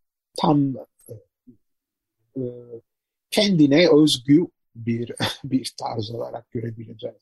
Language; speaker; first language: Turkish; non-native, fluent; Italian